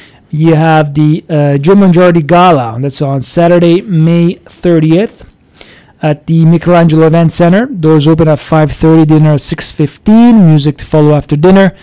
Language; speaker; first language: English; early bilingual, other home language; Italian